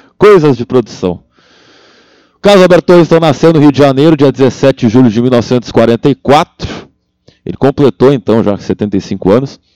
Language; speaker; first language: Portuguese; native; Portuguese